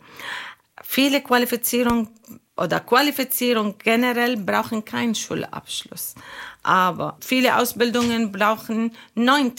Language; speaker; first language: German; non-native, learner; Arabic